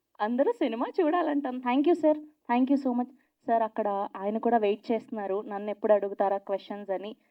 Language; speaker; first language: Telugu; native; Telugu